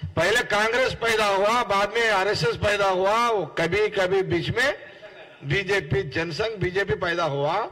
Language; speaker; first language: Hindi; non-native, local second language; Telugu